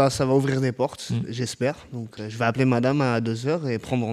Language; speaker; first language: French; native; French